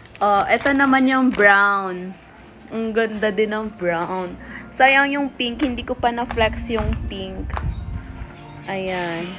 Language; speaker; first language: Filipino; non-native, local second language; Cebuano